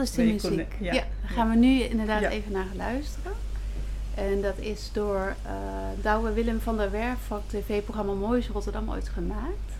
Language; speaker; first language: Dutch; native; Dutch